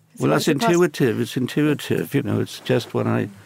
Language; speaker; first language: English; native; English